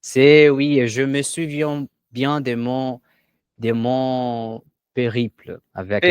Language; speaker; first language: French; non-native, learner; Portuguese